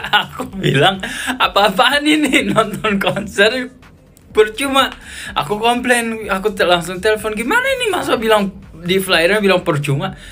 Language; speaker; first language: Indonesian; native; Indonesian